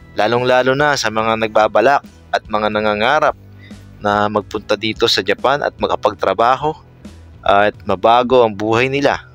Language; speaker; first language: Filipino; native; Filipino